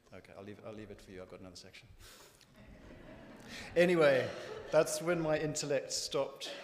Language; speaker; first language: English; native; English